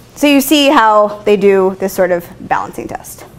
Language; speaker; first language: English; native; English